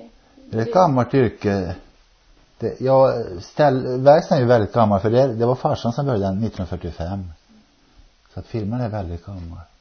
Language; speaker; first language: Swedish; native; Swedish